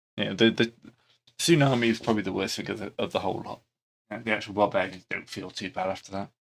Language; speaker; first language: English; native; English